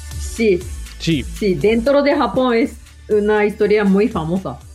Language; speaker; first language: Spanish; non-native, fluent; Japanese